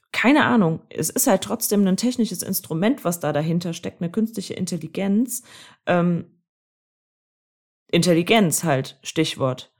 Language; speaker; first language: German; native; German